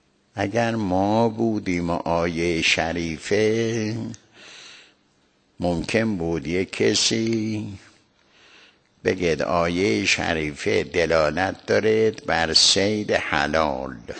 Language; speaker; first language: Persian; native; Persian